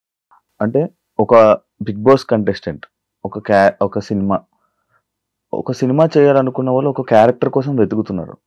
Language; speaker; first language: Telugu; native; Telugu